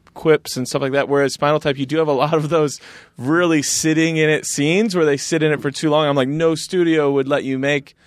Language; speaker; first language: English; native; English